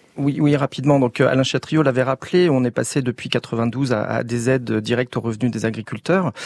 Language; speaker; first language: French; native; French